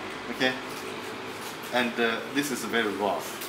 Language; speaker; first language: English; non-native, fluent; Chinese